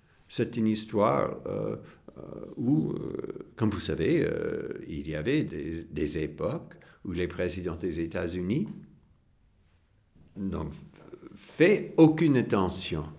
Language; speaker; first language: French; non-native, fluent; English